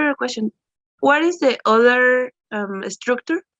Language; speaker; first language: English; non-native, learner; Spanish